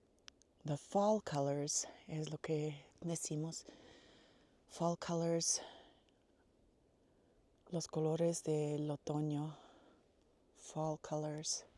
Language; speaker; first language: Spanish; non-native, fluent; English